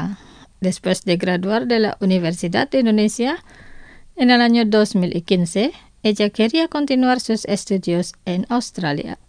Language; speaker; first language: Spanish; non-native, fluent; Indonesian